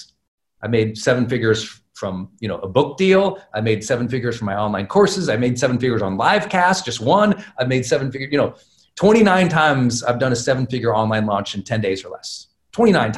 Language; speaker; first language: English; native; English